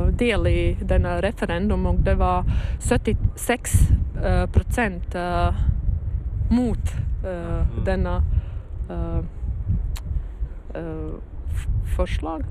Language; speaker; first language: Norwegian; non-native, learner; Latvian